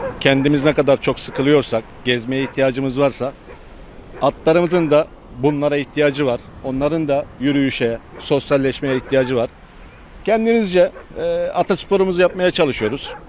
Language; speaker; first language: Turkish; native; Turkish